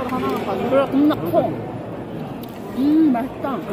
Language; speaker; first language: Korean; non-native, learner; Filipino